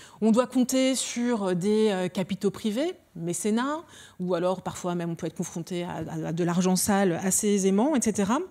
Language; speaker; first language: French; early bilingual, other home language; Lingala